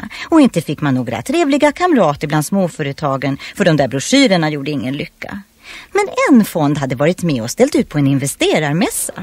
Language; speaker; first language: Swedish; native; Swedish